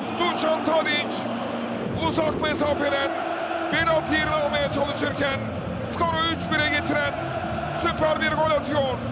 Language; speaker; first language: Turkish; native; Turkish